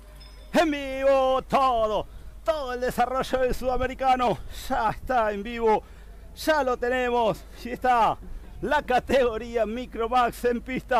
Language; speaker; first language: Spanish; native; Spanish